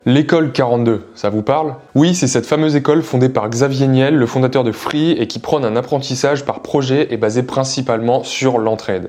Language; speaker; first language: French; native; French